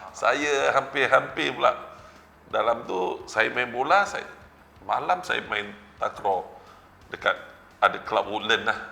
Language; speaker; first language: Malay; native; Malay